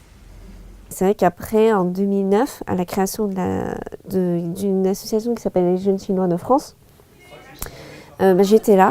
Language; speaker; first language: French; early bilingual, other home language; Chinese